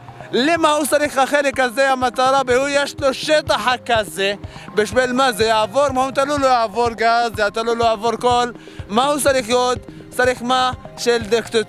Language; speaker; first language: Hebrew; non-native, learner; Arabic